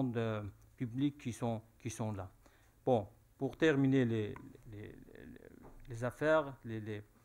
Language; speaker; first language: French; non-native, fluent; Persian